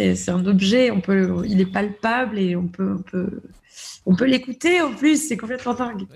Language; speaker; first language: French; native; French